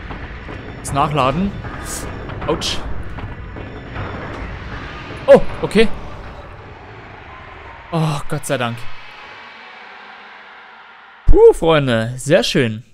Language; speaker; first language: German; native; German